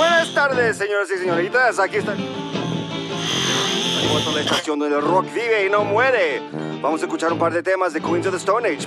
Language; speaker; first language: Spanish; non-native, learner; English